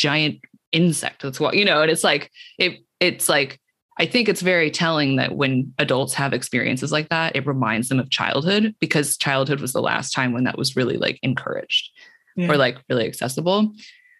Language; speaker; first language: English; native; English